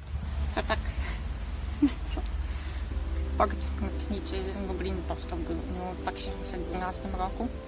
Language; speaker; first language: Polish; native; Polish